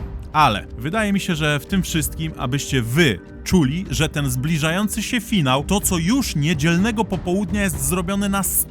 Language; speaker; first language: Polish; native; Polish